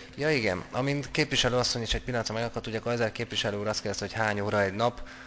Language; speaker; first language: Hungarian; native; Hungarian